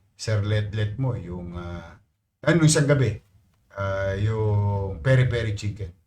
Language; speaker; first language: Filipino; native; Filipino